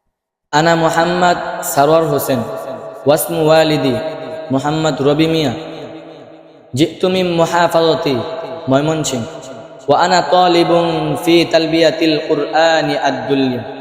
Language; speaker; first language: Arabic; non-native, learner; Bangla